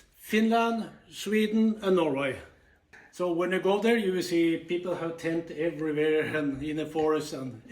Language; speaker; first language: English; non-native, fluent; Norwegian